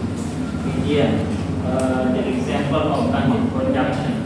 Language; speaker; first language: English; non-native, fluent; Indonesian